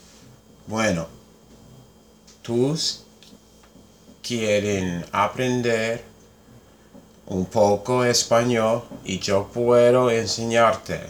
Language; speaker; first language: Spanish; non-native, learner; English